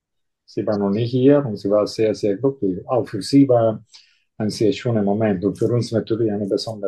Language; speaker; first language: German; non-native, local second language; Italian